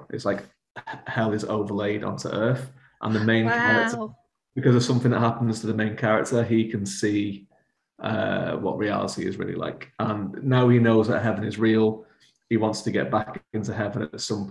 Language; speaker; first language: English; native; English